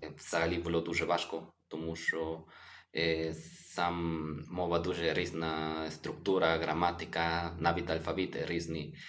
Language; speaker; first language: Ukrainian; non-native, learner; Spanish